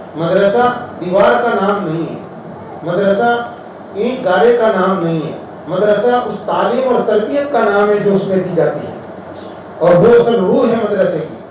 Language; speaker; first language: Urdu; non-native, local second language; Gujarati